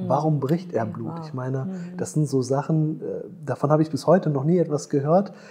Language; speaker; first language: German; early bilingual, other home language; Tamil